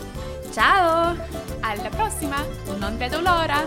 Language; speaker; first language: Italian; non-native, learner; English